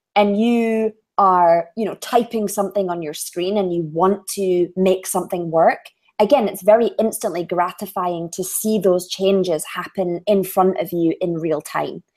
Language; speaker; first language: English; native; English